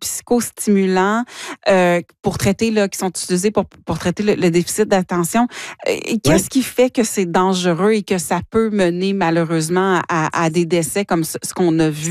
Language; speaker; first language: French; native; French